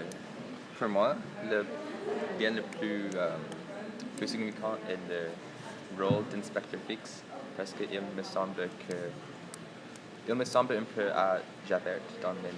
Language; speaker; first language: French; non-native, fluent; English